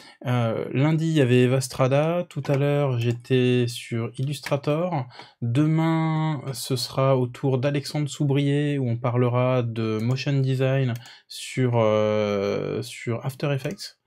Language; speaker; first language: French; native; French